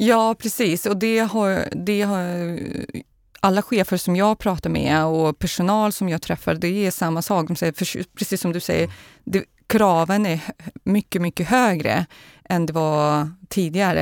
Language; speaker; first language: Swedish; non-native, fluent; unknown